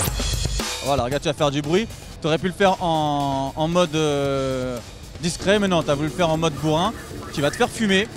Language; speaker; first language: French; native; French